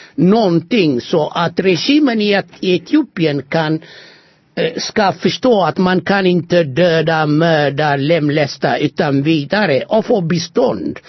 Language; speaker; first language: Swedish; non-native, fluent; Amharic